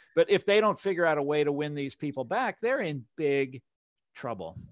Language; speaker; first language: English; native; English